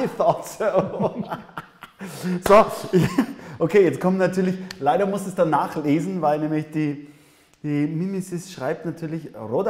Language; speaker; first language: German; native; German